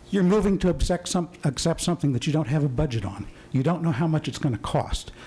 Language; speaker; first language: English; native; English